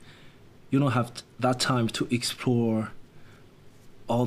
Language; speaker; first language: English; non-native, fluent; Chinese